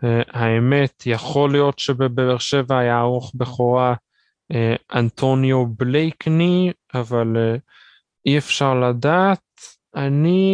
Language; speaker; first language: Hebrew; native; Hebrew